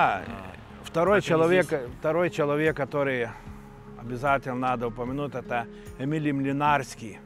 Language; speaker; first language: Russian; non-native, local second language; Lithuanian